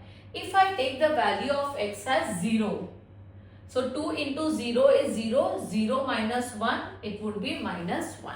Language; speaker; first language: English; non-native, local second language; Hindi